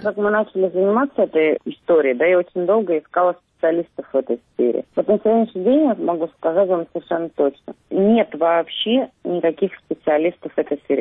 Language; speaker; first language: Russian; native; Russian